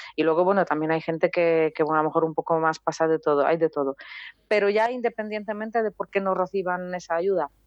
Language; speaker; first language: Spanish; non-native, fluent; Polish